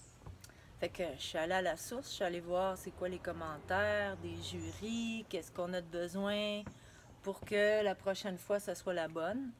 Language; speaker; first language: French; native; French